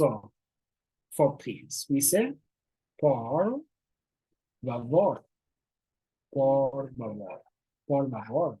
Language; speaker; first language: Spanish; non-native, learner; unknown